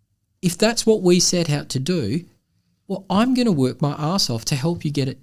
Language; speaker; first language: English; native; English